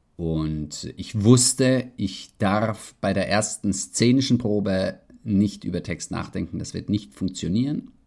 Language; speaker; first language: German; early bilingual, heritage; Italian